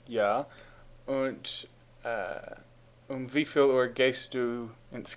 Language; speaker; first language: German; non-native, fluent; English